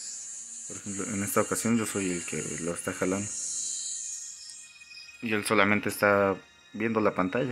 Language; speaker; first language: Spanish; native; Spanish